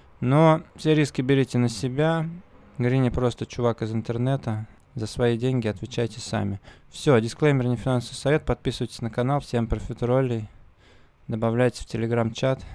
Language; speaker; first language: Russian; native; Russian